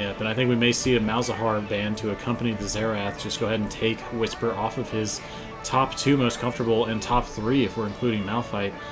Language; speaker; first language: English; native; English